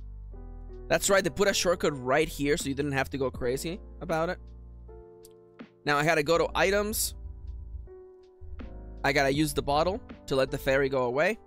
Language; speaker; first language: English; native; English